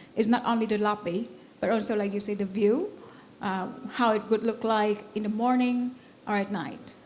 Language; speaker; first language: English; non-native, fluent; Vietnamese